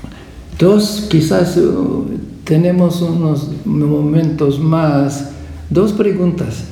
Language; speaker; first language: Spanish; non-native, fluent; English